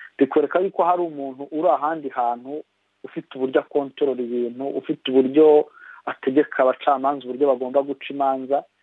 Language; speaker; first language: Kinyarwanda; native; Kinyarwanda